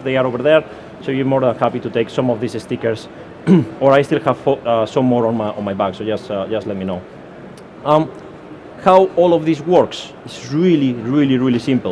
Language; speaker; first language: English; non-native, fluent; Spanish